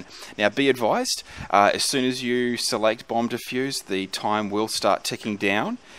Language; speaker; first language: English; native; English